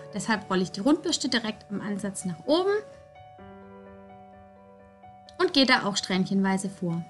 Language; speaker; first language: German; native; German